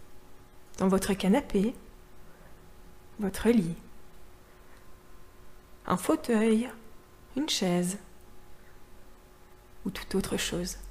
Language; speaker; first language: French; native; French